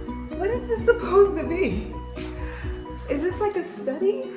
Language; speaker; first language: English; native; English